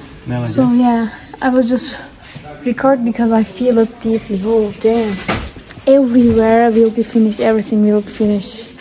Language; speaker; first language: English; non-native, learner; Turkish